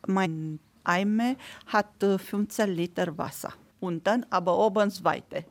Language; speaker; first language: German; non-native, learner; Romanian